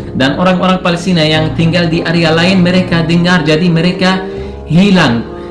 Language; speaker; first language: Indonesian; non-native, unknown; Arabic